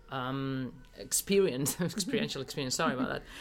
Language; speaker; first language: English; non-native, fluent; Spanish